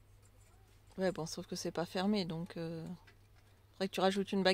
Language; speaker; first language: French; native; French